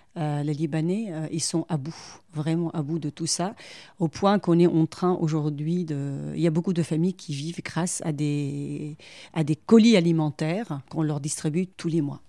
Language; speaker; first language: French; non-native, local second language; Arabic